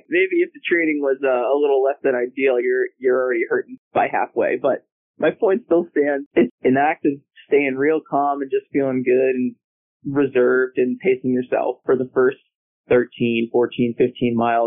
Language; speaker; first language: English; native; English